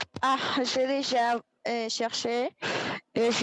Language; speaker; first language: French; non-native, learner; Spanish